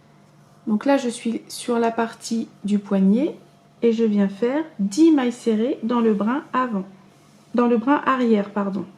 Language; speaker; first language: French; native; French